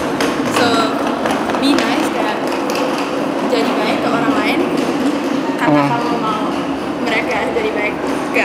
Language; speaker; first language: Indonesian; early bilingual, heritage; English